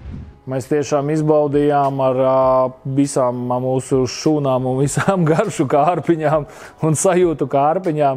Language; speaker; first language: Latvian; native; Latvian